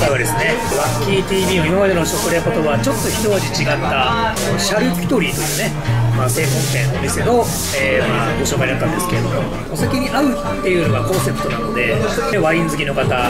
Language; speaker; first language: Japanese; native; Japanese